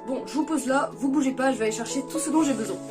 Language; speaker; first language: French; native; French